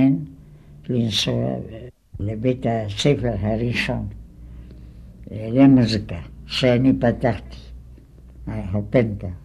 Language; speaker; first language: Hebrew; non-native, fluent; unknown